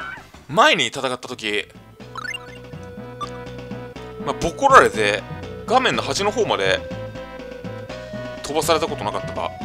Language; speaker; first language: Japanese; native; Japanese